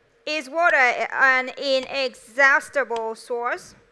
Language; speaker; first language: English; non-native, fluent; Vietnamese